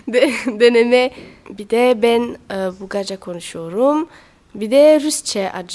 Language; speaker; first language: Turkish; early bilingual, heritage; Turkish